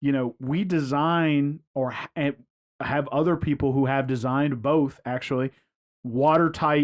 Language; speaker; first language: English; native; English